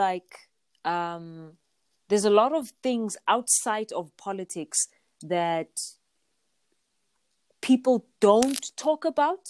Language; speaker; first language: English; non-native, local second language; Zulu